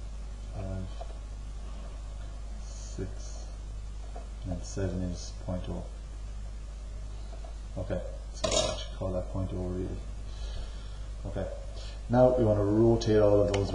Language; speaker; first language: English; native; English